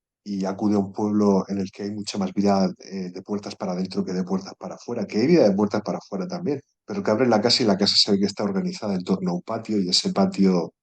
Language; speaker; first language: Spanish; native; Spanish